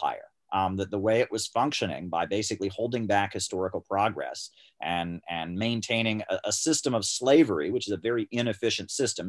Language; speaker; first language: English; native; English